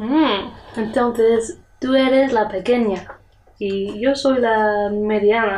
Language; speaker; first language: Spanish; non-native, learner; English